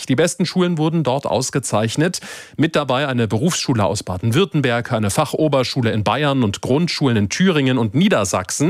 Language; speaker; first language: German; native; German